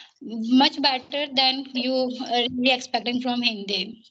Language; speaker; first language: English; non-native, learner; Hindi